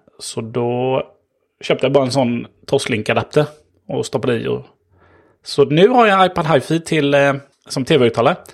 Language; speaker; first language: Swedish; native; Swedish